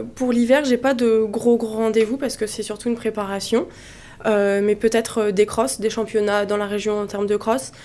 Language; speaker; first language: French; native; French